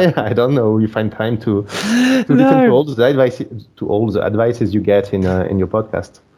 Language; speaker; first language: English; non-native, fluent; French